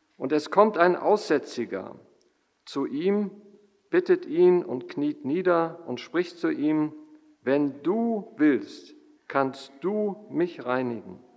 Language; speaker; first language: German; native; German